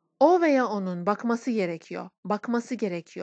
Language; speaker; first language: Turkish; non-native, fluent; Persian